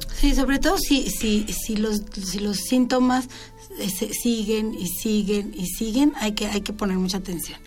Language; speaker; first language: Spanish; native; Spanish